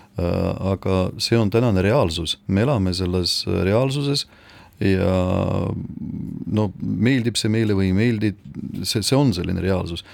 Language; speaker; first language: Estonian; non-native, local second language; Russian